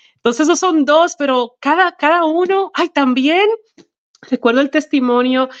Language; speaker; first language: Spanish; native; Spanish